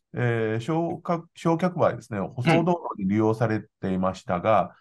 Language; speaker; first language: Japanese; non-native, fluent; Chinese